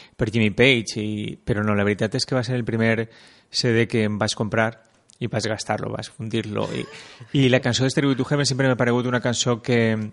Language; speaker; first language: Catalan; non-native, local second language; Spanish